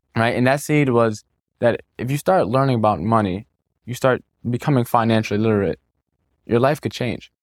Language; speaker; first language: English; native; English